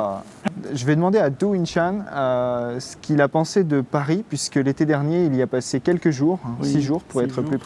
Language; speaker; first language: French; native; French